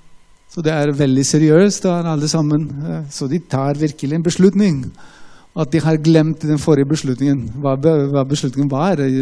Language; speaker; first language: Norwegian; non-native, fluent; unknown